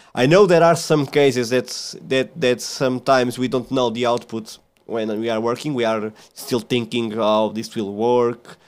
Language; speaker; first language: English; non-native, fluent; Portuguese